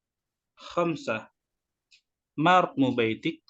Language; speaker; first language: Arabic; non-native, fluent; Indonesian